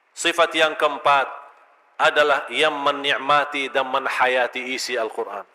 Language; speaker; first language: Malay; non-native, fluent; Arabic